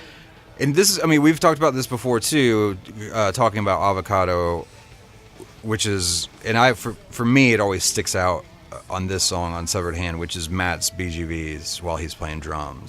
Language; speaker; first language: English; native; English